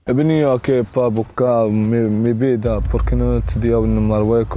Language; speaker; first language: Spanish; non-native, learner; Arabic